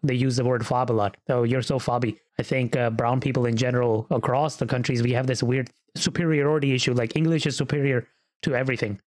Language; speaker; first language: English; early bilingual, other home language; Urdu